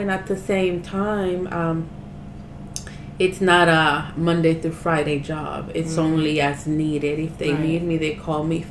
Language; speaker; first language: English; early bilingual, other home language; Spanish